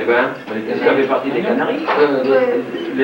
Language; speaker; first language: French; native; French